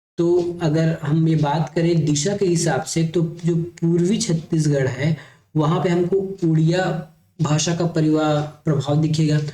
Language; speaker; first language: Hindi; native; Hindi